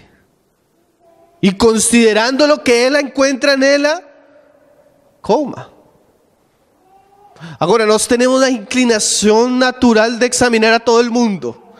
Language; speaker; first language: Spanish; non-native, learner; Portuguese